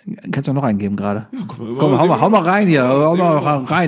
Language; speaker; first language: German; native; German